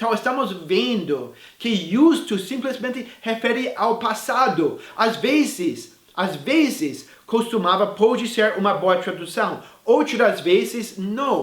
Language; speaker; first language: Portuguese; non-native, fluent; English